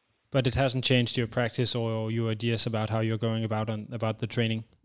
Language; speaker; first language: English; non-native, fluent; Danish